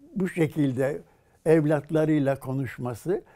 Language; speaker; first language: Turkish; native; Turkish